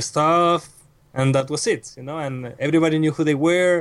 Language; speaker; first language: English; non-native, fluent; Spanish